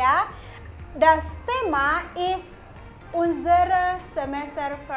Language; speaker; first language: German; non-native, fluent; Indonesian